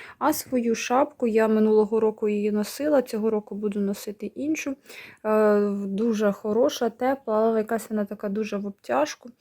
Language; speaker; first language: Ukrainian; native; Ukrainian